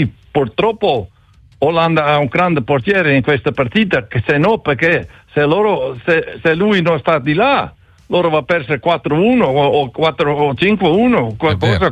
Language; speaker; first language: Italian; non-native, learner; Dutch